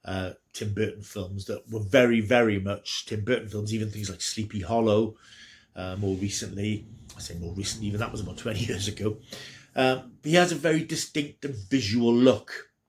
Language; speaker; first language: English; native; English